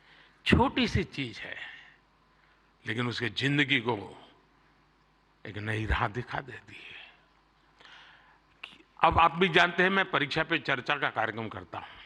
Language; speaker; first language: Hindi; non-native, local second language; Gujarati